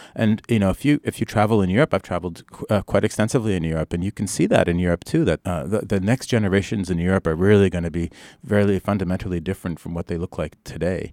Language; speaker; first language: English; early bilingual, other home language; Arabic